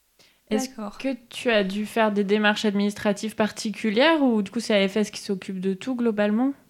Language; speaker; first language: French; native; French